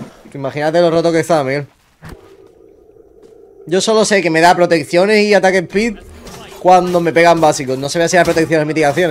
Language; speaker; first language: Spanish; native; Spanish